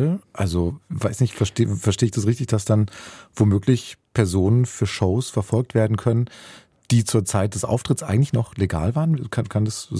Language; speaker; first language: German; native; German